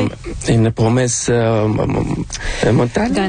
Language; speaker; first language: French; non-native, local second language; Arabic